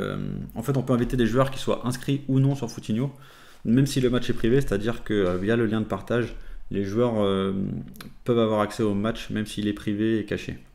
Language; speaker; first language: French; native; French